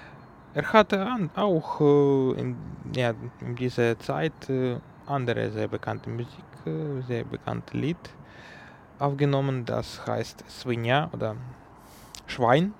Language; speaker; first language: German; non-native, learner; Ukrainian